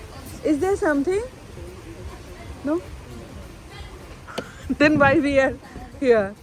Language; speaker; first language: English; non-native, local second language; Hindi